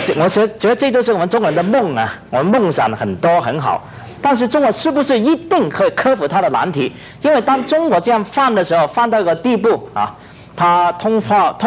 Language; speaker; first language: Chinese; non-native, local second language; Cantonese